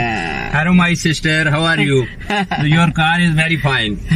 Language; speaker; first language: English; non-native, learner; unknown